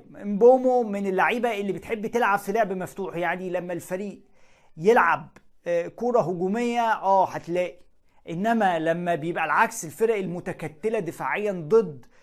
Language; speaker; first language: Arabic; native; Arabic